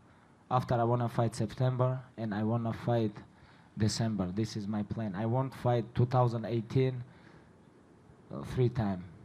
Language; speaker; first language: English; non-native, learner; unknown